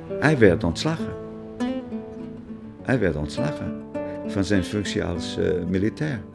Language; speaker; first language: Dutch; non-native, fluent; Portuguese